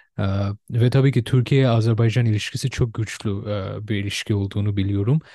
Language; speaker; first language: Turkish; non-native, fluent; Bangla